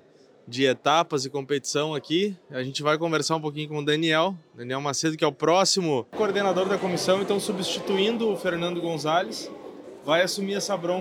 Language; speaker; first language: Portuguese; native; Portuguese